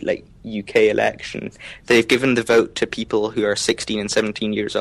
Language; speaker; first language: English; native; English